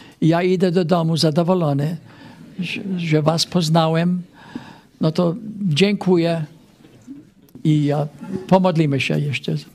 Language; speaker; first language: Polish; non-native, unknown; English